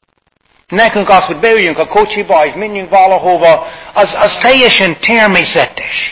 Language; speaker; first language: Hungarian; non-native, fluent; English